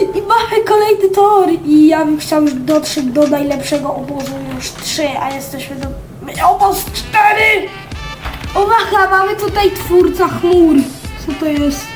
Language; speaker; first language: Polish; native; Polish